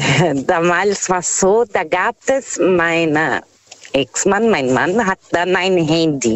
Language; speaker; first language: German; non-native, fluent; Portuguese